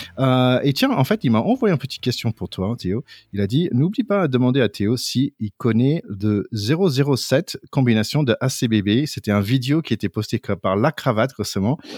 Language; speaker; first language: French; non-native, fluent; English